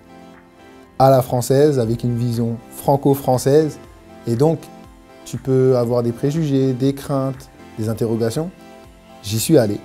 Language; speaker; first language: French; native; French